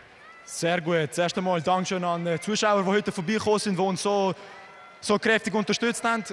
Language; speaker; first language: German; native; German